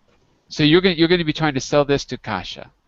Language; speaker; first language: English; native; English